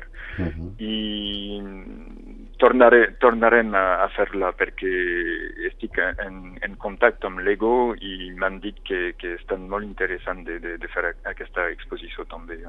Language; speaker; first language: Catalan; non-native, fluent; French